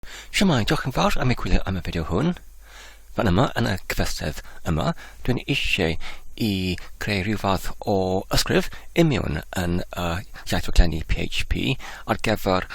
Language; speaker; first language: Welsh; non-native, fluent; English